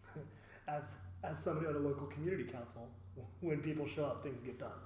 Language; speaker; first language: English; native; English